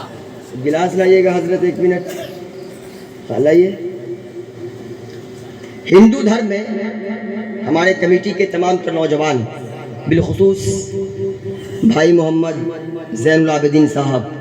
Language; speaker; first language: Hindi; native; Hindi